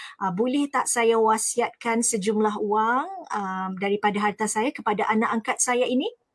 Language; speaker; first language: Malay; native; Malay